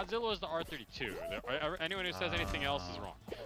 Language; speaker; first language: English; native; English